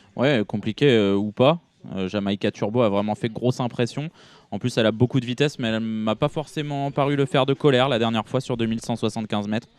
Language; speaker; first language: French; native; French